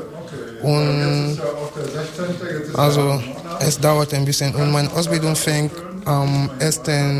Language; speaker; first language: German; non-native, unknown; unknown